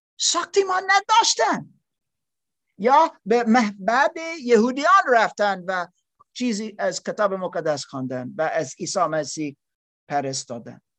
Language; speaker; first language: Persian; non-native, learner; German